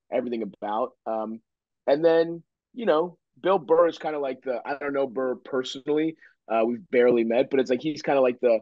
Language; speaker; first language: English; native; English